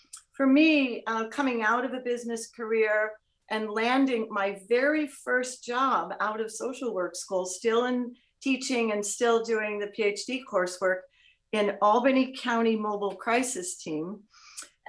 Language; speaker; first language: English; native; English